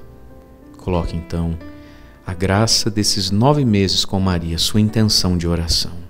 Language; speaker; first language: Portuguese; native; Portuguese